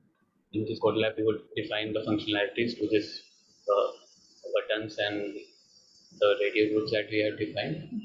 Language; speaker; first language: English; non-native, fluent; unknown